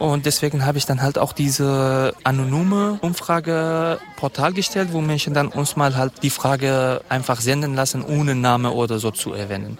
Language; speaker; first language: German; non-native, fluent; Kurdish